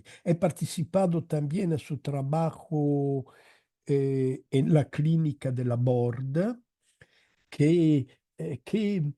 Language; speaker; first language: Spanish; non-native, fluent; Italian